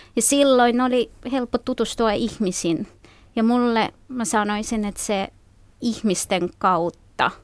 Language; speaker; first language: Finnish; non-native, fluent; Russian